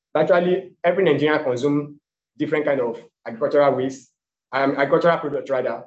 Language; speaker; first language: English; non-native, local second language; Yoruba